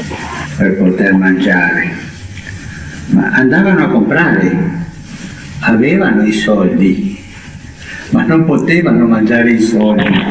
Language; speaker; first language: Italian; early bilingual, heritage; Spanish